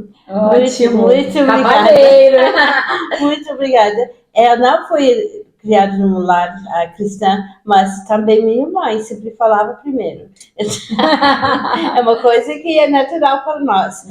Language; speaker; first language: Portuguese; non-native, fluent; English